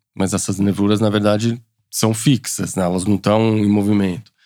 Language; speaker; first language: Portuguese; non-native, fluent; French